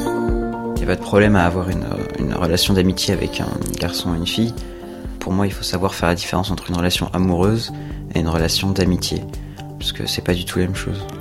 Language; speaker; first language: French; native; French